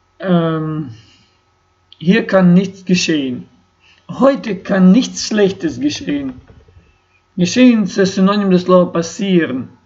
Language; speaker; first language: German; non-native, learner; Ukrainian